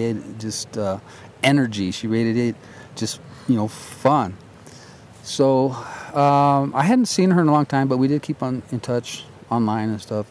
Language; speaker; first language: English; native; English